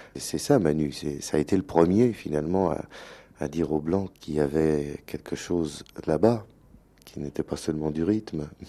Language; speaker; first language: French; native; French